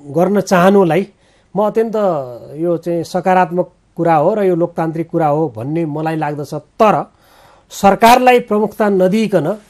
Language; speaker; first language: Nepali; native; Nepali